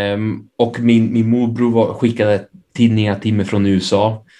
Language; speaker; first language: Swedish; early bilingual, other home language; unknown